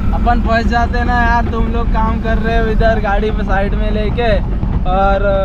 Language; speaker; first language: Hindi; non-native, local second language; Marathi